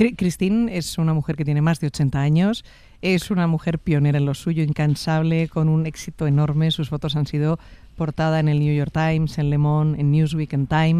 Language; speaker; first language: Spanish; native; Spanish